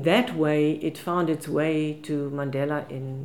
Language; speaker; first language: English; non-native, local second language; Afrikaans